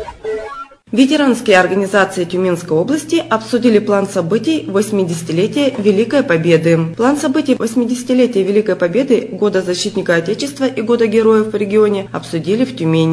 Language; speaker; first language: Russian; native; Russian